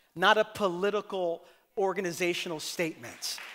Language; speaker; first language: English; native; English